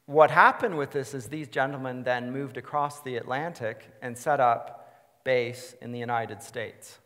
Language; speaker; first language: English; native; English